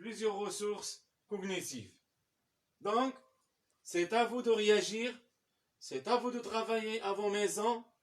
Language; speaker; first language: French; non-native, local second language; Arabic